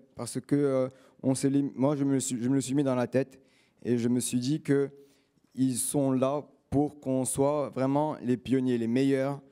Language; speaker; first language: French; non-native, local second language; Arabic